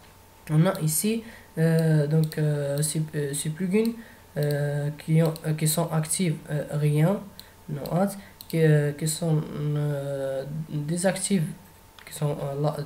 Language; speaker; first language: French; non-native, fluent; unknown